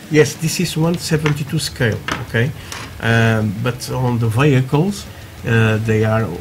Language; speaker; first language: English; non-native, learner; Portuguese